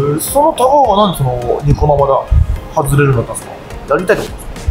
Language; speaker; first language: Japanese; native; Japanese